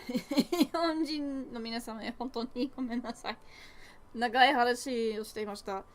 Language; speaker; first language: Japanese; non-native, learner; English